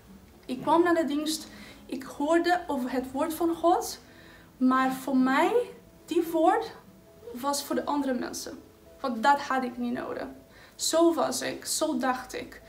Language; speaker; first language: Dutch; non-native, fluent; Portuguese